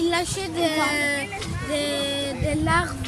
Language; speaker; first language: French; non-native, learner; Arabic